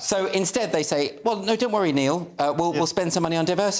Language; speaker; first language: English; native; English